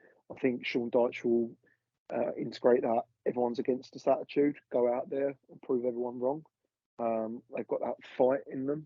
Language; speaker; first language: English; native; English